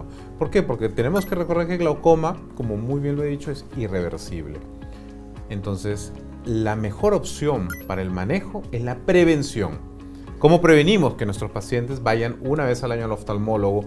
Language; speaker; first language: Spanish; native; Spanish